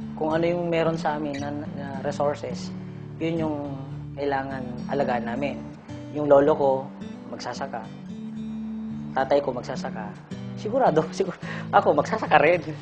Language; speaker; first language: Filipino; non-native, local second language; Iloko